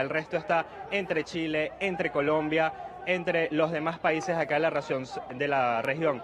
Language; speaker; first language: Spanish; native; Spanish